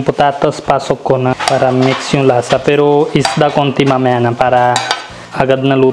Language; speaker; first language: Filipino; non-native, learner; Punjabi